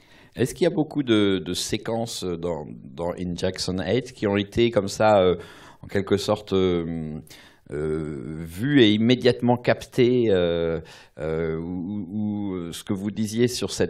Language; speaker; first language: French; native; French